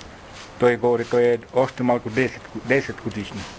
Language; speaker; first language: Bulgarian; non-native, learner; Finnish